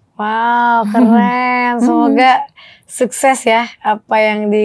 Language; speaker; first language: Indonesian; native; Indonesian